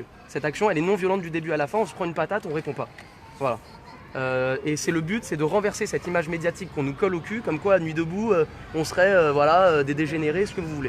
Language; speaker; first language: French; native; French